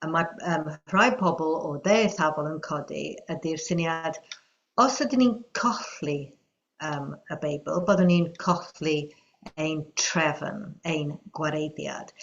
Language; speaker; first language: Welsh; non-native, fluent; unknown